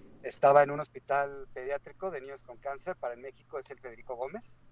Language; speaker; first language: Spanish; native; Spanish